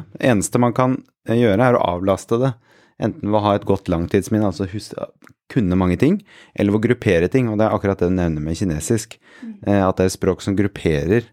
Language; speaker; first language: Norwegian; native; Norwegian